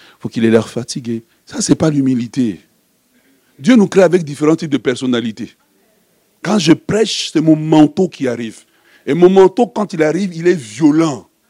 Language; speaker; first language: French; non-native, local second language; Lingala